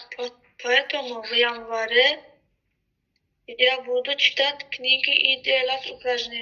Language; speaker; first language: Russian; non-native, learner; Azerbaijani